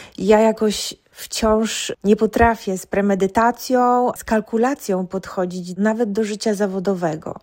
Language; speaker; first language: Polish; native; Polish